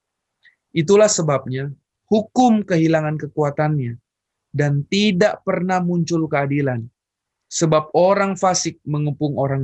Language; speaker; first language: Indonesian; native; Indonesian